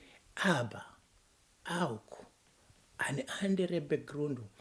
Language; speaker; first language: German; non-native, fluent; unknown